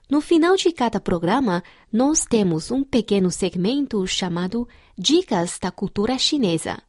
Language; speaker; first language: Portuguese; non-native, fluent; Chinese